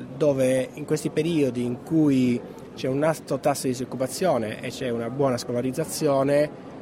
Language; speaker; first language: Italian; native; Italian